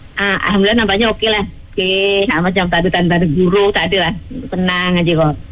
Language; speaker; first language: Malay; non-native, local second language; Javanese